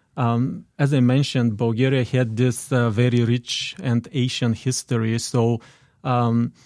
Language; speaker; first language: English; non-native, fluent; Bulgarian